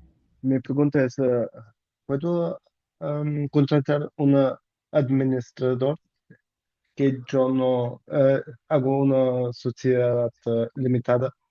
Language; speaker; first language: Spanish; non-native, learner; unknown